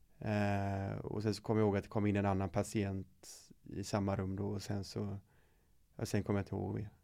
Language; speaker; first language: Swedish; native; Swedish